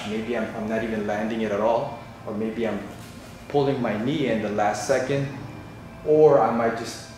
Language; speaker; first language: English; native; English